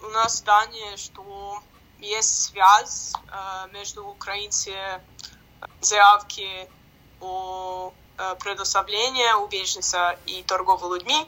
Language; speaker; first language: Russian; non-native, learner; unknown